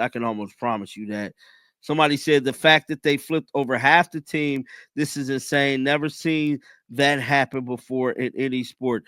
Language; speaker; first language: English; native; English